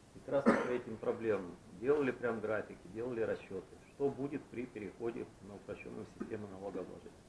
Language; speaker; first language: Russian; native; Russian